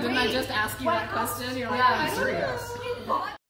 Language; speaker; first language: English; native; English